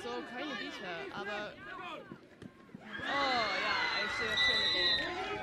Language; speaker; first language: German; non-native, learner; Dutch